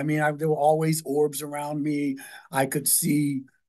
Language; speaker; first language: English; native; English